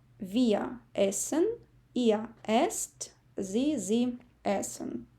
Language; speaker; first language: German; non-native, fluent; Ukrainian